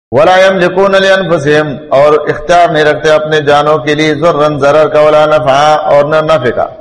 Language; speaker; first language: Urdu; non-native, local second language; Pashto